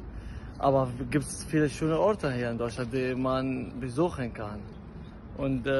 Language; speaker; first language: German; non-native, learner; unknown